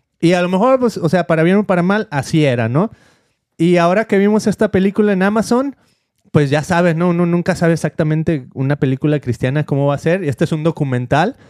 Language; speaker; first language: Spanish; native; Spanish